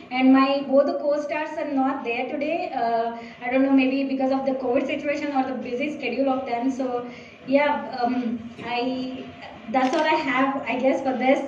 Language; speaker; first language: English; non-native, local second language; Telugu